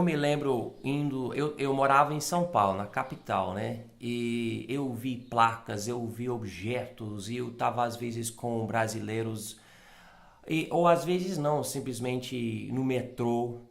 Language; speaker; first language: Portuguese; non-native, fluent; English